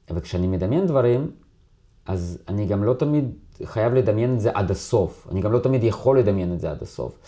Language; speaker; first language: Hebrew; non-native, fluent; Russian